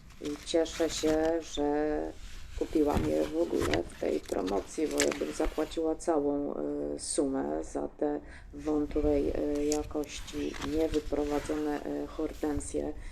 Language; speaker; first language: Polish; native; Polish